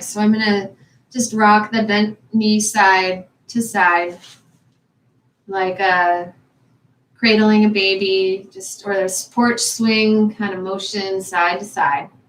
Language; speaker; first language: English; native; English